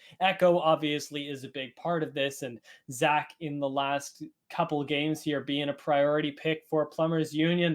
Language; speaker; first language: English; native; English